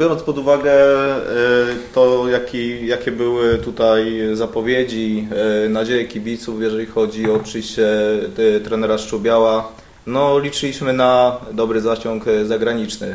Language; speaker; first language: Polish; native; Polish